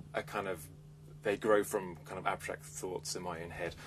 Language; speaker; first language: English; native; English